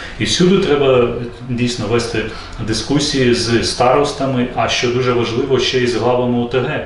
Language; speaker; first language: Ukrainian; non-native, local second language; Gagauz